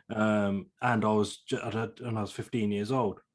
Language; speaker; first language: English; native; English